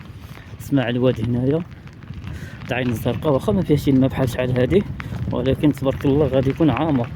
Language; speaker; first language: Arabic; native; Arabic